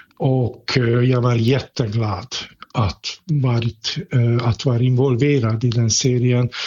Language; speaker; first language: Swedish; non-native, fluent; Hungarian